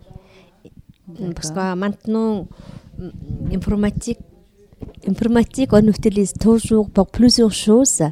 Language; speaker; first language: French; non-native, learner; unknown